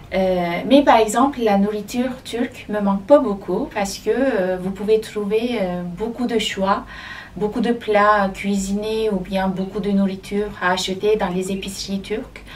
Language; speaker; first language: French; non-native, fluent; Turkish